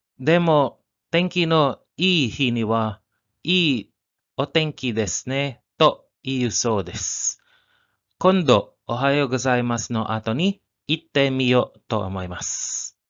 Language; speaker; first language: Japanese; non-native, learner; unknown